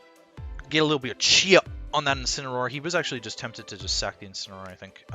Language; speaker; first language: English; native; English